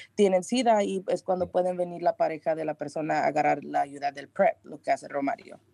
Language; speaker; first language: Spanish; early bilingual, heritage; Spanish